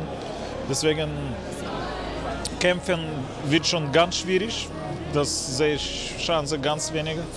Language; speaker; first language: German; non-native, learner; Russian